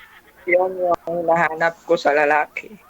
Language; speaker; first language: Filipino; non-native, local second language; Cebuano